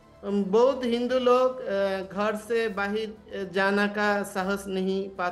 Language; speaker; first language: Hindi; non-native, learner; Bangla